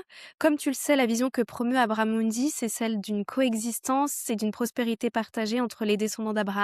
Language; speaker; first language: French; native; French